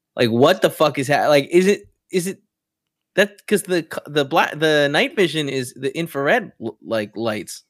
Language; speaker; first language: English; native; English